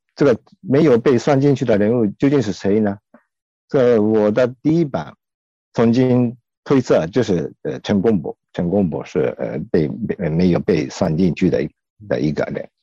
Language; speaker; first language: Chinese; non-native, fluent; Japanese